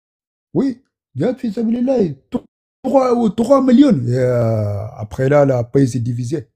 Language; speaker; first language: French; non-native, learner; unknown